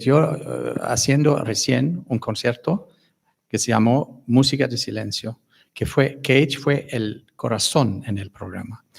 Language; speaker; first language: Spanish; non-native, fluent; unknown